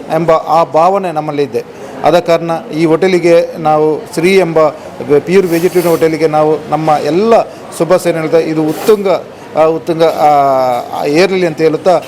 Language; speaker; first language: Kannada; native; Kannada